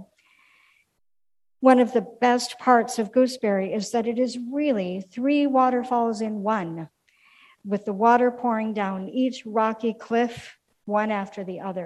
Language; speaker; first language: English; native; English